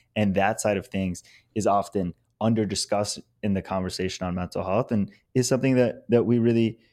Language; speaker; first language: English; native; English